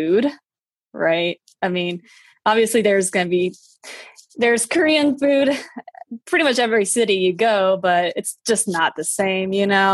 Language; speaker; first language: English; early bilingual, other home language; Korean